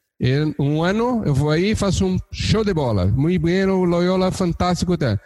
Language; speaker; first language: Portuguese; native; Portuguese